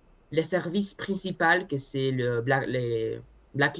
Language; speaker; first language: French; non-native, learner; Spanish